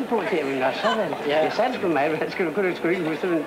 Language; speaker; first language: Danish; native; Danish